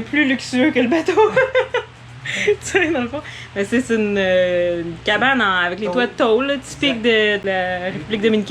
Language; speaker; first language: French; native; French